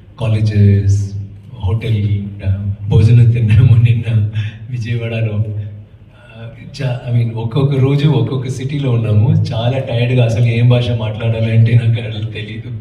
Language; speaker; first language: Telugu; non-native, learner; Tamil